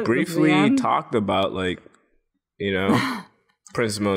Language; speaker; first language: English; native; English